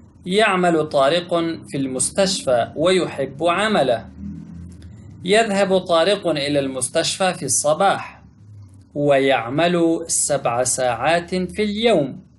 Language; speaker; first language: Arabic; non-native, fluent; Pashto